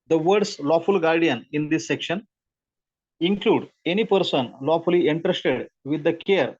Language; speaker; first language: English; non-native, local second language; Marathi